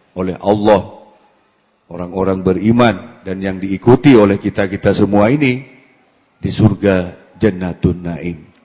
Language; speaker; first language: Indonesian; non-native, local second language; Madurese